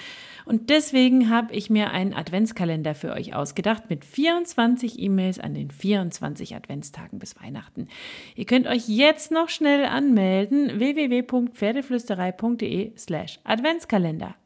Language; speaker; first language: German; native; German